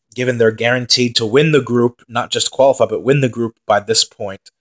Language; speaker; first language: English; native; English